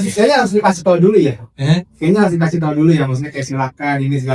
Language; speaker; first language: Indonesian; native; Indonesian